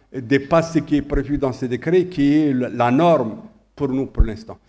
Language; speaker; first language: French; non-native, local second language; Arabic